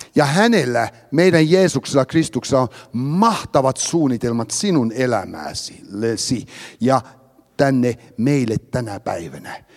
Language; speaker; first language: Finnish; early bilingual, heritage; Finnish